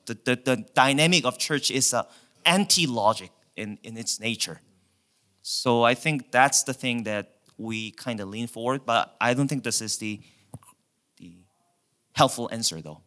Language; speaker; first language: English; non-native, fluent; Korean